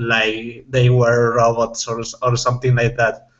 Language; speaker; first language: English; non-native, fluent; Spanish